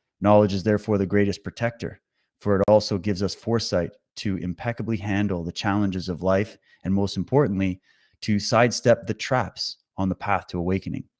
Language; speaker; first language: English; native; English